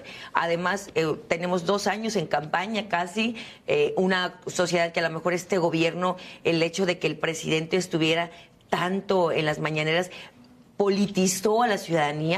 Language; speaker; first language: Spanish; native; Spanish